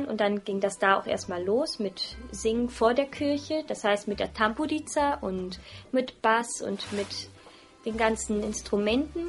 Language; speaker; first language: German; early bilingual, other home language; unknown